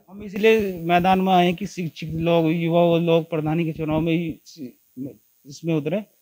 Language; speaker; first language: Hindi; native; Hindi